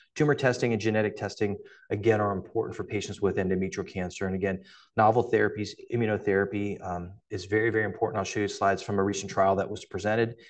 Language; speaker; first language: English; native; English